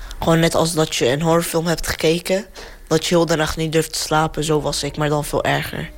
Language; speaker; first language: Dutch; early bilingual, other home language; Arabic